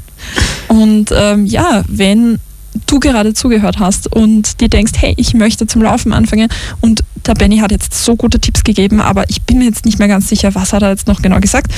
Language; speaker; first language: German; native; German